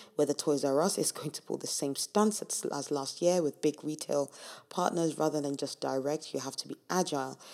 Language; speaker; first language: English; non-native, local second language; Yoruba